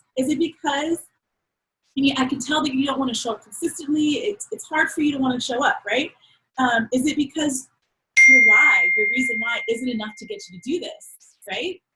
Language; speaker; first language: English; native; English